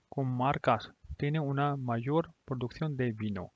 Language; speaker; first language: Spanish; non-native, learner; Hindi